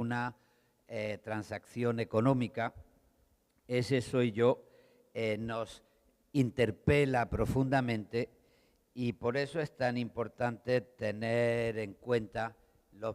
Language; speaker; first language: Spanish; native; Spanish